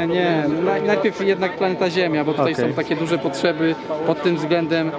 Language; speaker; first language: Polish; native; Polish